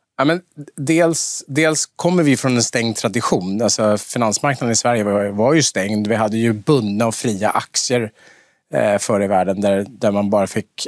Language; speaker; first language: Swedish; native; Swedish